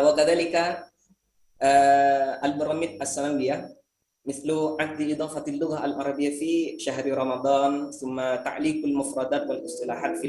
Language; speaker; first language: Arabic; non-native, fluent; Indonesian